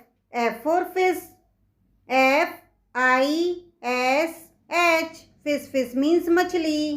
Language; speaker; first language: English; non-native, local second language; Hindi